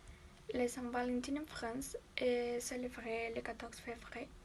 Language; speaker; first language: French; non-native, learner; Spanish